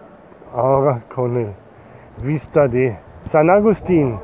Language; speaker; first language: Spanish; non-native, learner; German